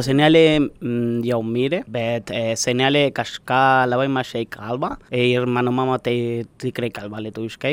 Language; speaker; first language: Lithuanian; non-native, learner; Spanish